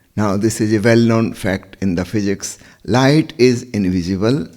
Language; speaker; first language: English; non-native, local second language; Hindi